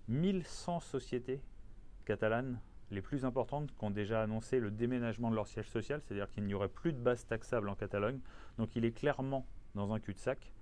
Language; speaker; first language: French; native; French